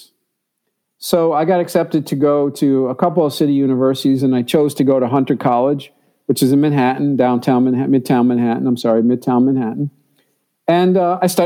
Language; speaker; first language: English; native; English